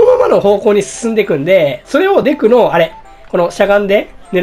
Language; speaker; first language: Japanese; native; Japanese